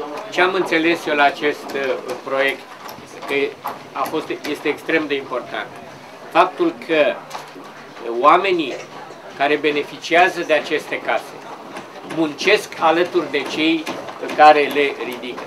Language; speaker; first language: Romanian; native; Romanian